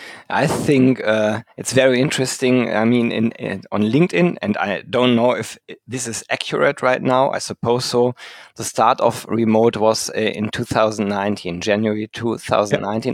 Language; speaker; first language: English; non-native, fluent; German